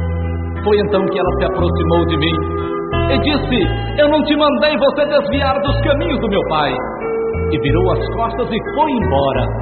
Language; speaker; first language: Portuguese; native; Portuguese